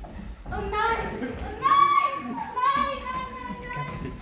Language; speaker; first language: German; non-native, learner; Mongolian